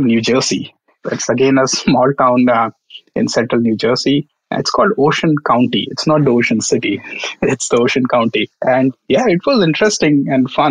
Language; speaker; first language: English; non-native, local second language; Marathi